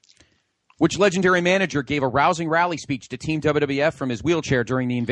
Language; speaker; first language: English; native; English